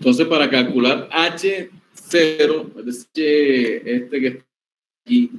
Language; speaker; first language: Spanish; native; Spanish